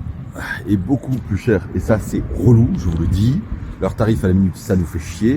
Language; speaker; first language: French; native; French